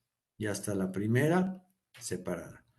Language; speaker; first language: Spanish; native; Spanish